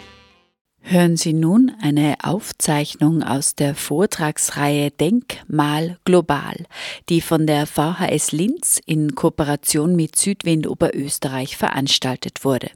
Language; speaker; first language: German; native; German